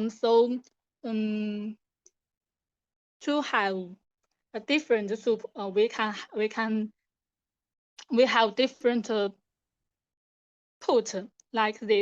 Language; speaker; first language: English; non-native, learner; Chinese